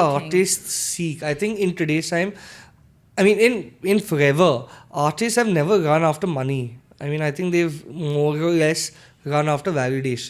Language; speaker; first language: English; non-native, local second language; Hindi